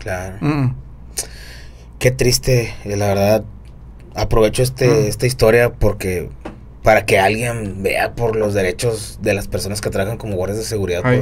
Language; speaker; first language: Spanish; native; Spanish